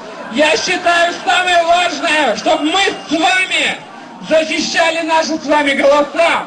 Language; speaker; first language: Russian; native; Russian